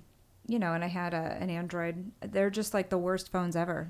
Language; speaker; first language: English; native; English